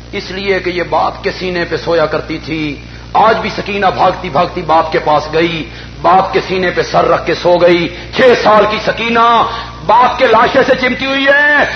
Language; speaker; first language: Urdu; non-native, local second language; Punjabi